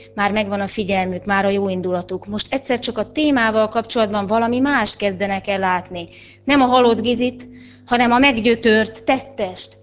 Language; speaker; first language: Hungarian; native; Hungarian